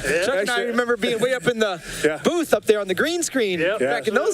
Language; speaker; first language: English; native; English